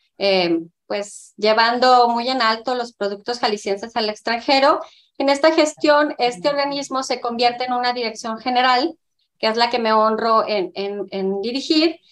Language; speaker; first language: Spanish; native; Spanish